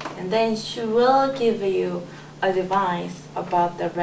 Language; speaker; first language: English; non-native, learner; Korean